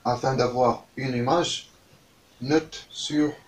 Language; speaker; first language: French; non-native, local second language; Arabic